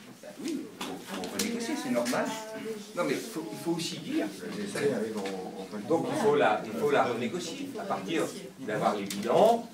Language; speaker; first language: French; native; French